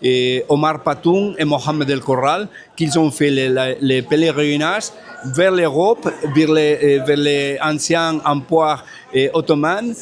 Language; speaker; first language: French; non-native, fluent; Spanish